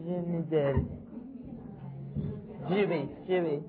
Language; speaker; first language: French; non-native, learner; English